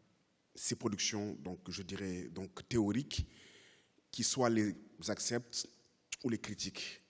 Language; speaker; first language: French; native; French